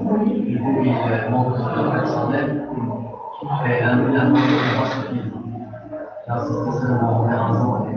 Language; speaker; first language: French; non-native, local second language; Arabic